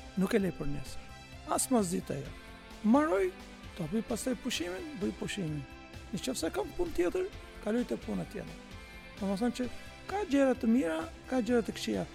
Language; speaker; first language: Albanian; non-native, fluent; Turkish